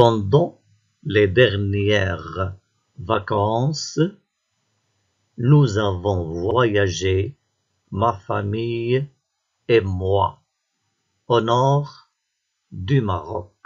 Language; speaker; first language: French; non-native, local second language; Arabic